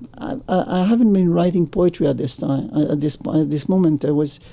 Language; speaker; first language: English; non-native, fluent; Hebrew